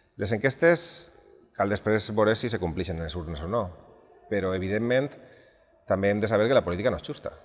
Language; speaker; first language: Catalan; native; Catalan